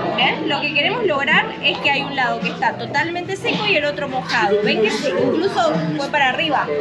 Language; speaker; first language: Spanish; native; Spanish